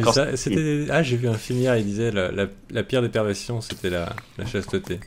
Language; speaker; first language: French; native; French